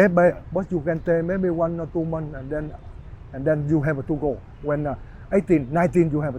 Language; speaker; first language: English; non-native, learner; Vietnamese